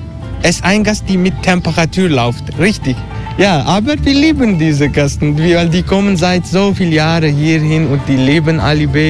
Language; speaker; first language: German; non-native, fluent; Turkish